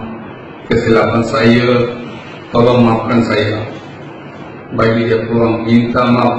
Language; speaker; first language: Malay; non-native, fluent; Bangla